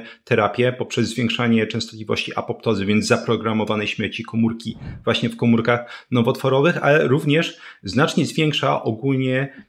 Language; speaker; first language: Polish; native; Polish